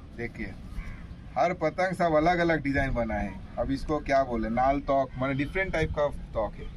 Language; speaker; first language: Hindi; non-native, local second language; Bangla